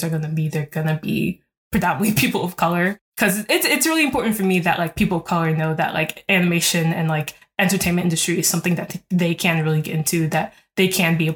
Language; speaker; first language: English; native; English